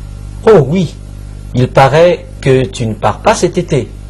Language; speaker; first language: French; non-native, fluent; Chinese